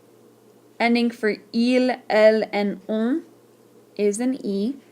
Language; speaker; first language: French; non-native, fluent; English